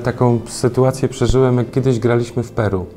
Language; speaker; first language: Ukrainian; non-native, learner; Polish